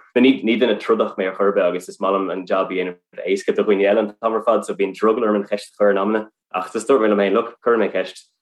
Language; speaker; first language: Irish; non-native, local second language; English